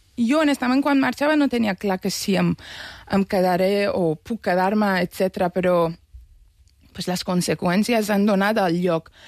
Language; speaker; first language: Catalan; non-native, fluent; Persian